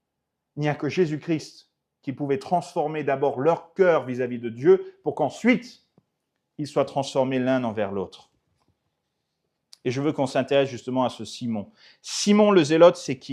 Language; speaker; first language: French; native; French